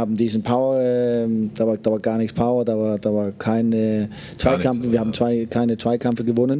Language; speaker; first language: German; non-native, learner; Danish